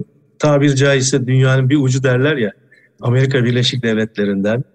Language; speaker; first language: Turkish; native; Turkish